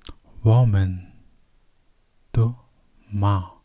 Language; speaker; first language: Chinese; non-native, learner; Mongolian